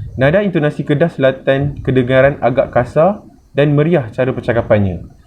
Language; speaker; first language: Malay; native; Malay